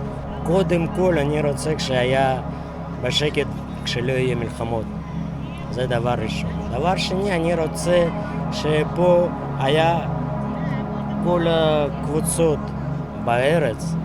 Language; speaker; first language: Hebrew; non-native, learner; Russian